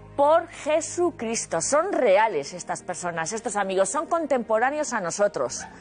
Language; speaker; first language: Spanish; native; Spanish